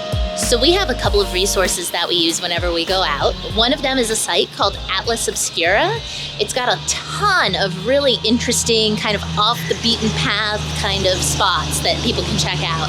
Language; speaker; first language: English; native; English